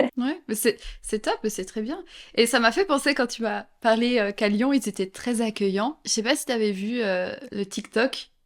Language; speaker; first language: French; native; French